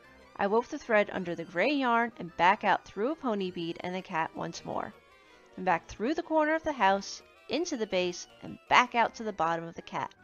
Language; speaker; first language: English; native; English